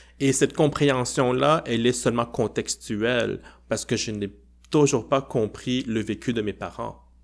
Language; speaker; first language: French; early bilingual, other home language; Cantonese